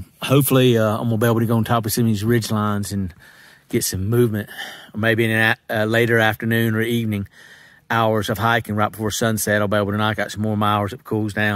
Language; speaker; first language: English; native; English